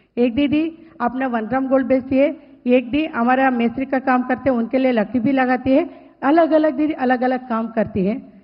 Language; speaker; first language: Hindi; non-native, local second language; Telugu